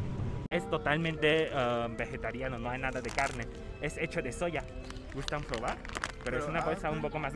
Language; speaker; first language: Spanish; non-native, fluent; Chinese